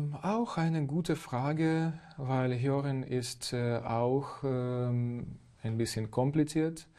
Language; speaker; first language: German; non-native, fluent; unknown